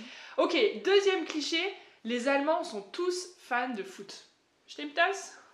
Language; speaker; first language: French; native; French